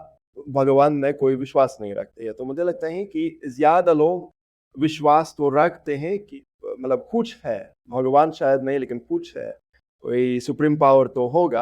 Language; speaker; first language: Hindi; non-native, fluent; Russian